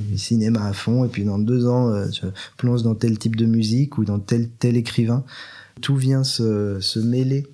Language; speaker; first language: French; native; French